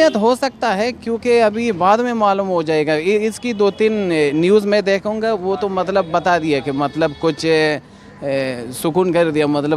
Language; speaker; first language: Hindi; non-native, learner; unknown